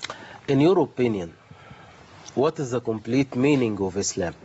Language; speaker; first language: English; non-native, fluent; Arabic